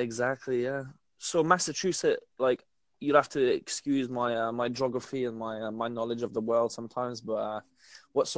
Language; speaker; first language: English; native; English